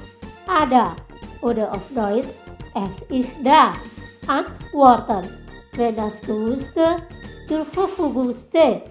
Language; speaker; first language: German; non-native, fluent; Indonesian